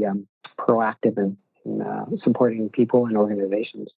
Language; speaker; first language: English; native; English